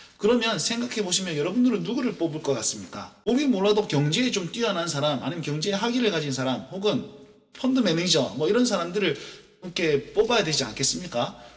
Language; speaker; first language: Korean; native; Korean